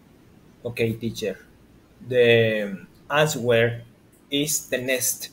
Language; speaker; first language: English; non-native, learner; Spanish